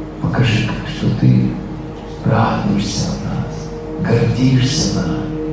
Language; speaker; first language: Russian; native; Russian